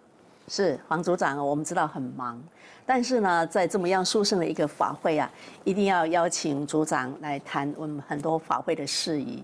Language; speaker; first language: Chinese; native; Chinese